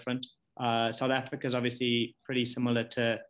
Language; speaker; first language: English; native; English